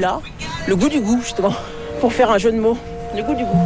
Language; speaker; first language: French; native; French